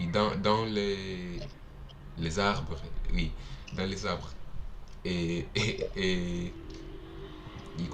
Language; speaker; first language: French; non-native, learner; Portuguese